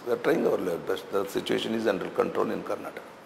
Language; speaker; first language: English; non-native, local second language; Kannada